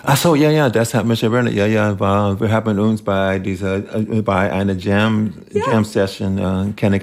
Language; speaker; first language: German; non-native, learner; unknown